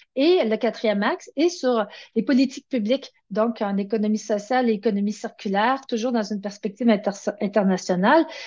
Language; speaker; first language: French; native; French